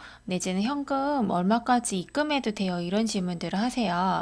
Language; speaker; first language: Korean; native; Korean